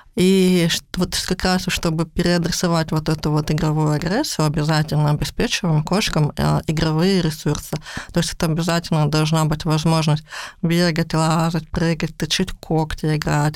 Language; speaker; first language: Russian; native; Russian